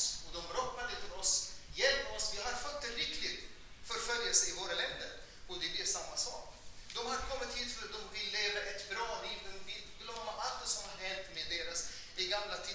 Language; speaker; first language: Swedish; non-native, fluent; Arabic